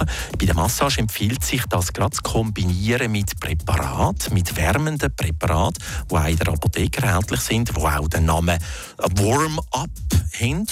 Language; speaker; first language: German; native; German